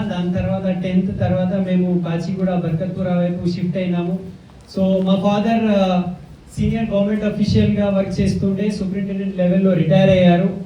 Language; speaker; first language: Telugu; non-native, local second language; Hindi